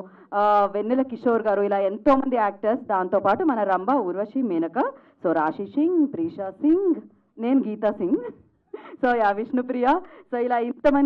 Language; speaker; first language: Telugu; native; Telugu